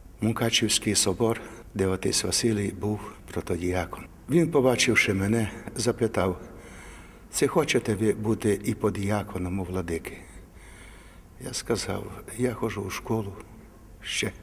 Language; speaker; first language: Ukrainian; native; Ukrainian